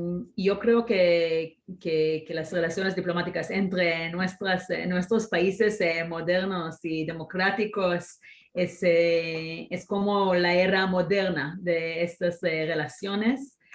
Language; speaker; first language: Spanish; non-native, fluent; Hebrew